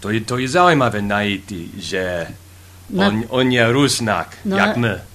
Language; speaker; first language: Slovak; early bilingual, heritage; Rusyn